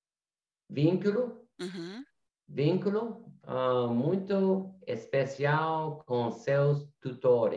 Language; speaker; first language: Portuguese; non-native, learner; English